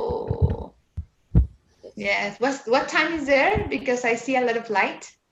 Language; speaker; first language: English; non-native, learner; Spanish